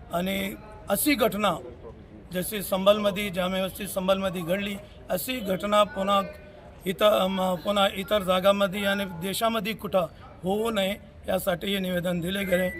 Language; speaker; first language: Marathi; non-native, local second language; Urdu